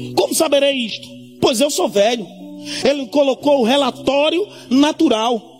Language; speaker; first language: Portuguese; native; Portuguese